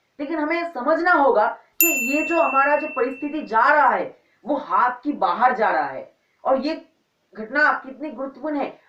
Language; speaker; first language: Hindi; non-native, local second language; Bangla